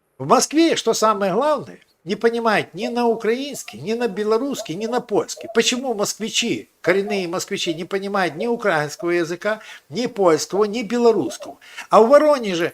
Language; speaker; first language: Russian; native; Russian